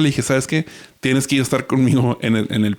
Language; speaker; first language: Spanish; native; Spanish